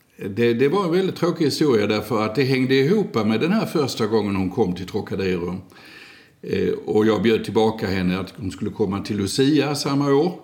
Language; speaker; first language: Swedish; native; Swedish